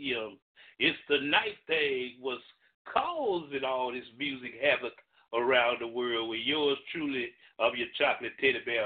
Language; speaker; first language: English; native; English